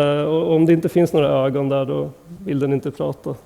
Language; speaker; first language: Swedish; native; Swedish